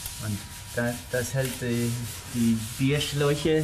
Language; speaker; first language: German; non-native, fluent; English